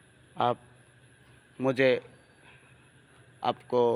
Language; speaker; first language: Hindi; non-native, learner; Bangla